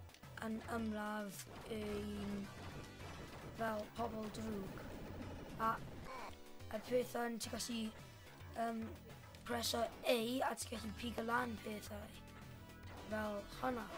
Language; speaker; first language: Welsh; non-native, local second language; English